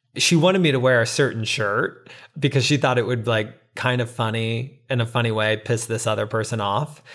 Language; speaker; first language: English; native; English